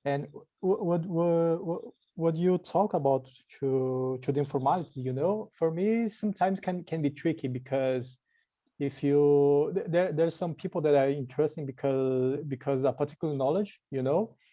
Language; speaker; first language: English; non-native, learner; Portuguese